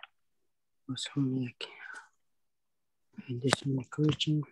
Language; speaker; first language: English; non-native, learner; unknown